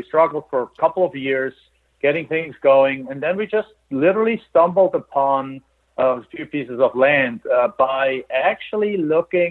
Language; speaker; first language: English; non-native, fluent; German